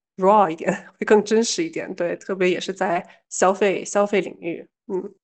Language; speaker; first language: Chinese; early bilingual, heritage; Chinese